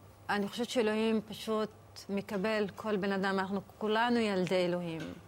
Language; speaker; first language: Hebrew; non-native, local second language; Arabic